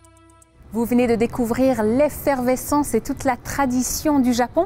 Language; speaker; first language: French; native; French